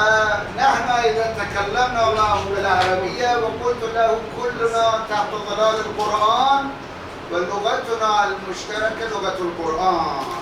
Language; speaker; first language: Arabic; non-native, fluent; Persian